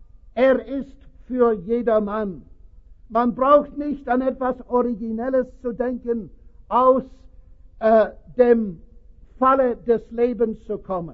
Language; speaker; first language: German; non-native, fluent; English